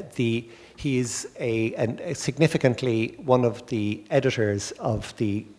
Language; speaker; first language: English; native; English